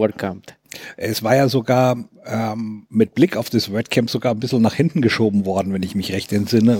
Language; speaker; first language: German; native; German